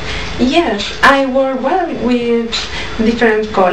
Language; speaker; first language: English; non-native, learner; Spanish